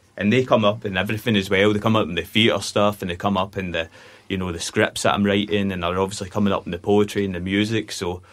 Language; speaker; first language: English; native; English